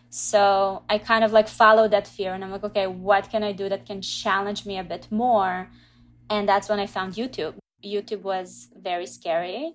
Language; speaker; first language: English; early bilingual, other home language; Russian